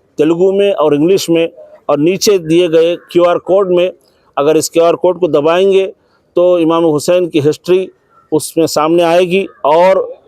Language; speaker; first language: Urdu; native; Urdu